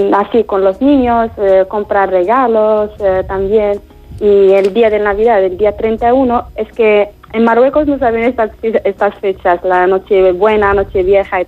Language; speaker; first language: Spanish; non-native, fluent; Arabic